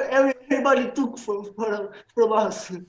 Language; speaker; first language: English; non-native, learner; Slovenian